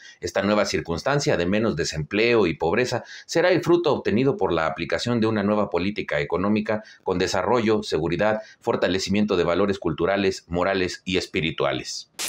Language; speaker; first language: Spanish; native; Spanish